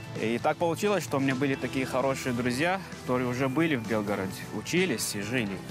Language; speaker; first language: Russian; non-native, fluent; Arabic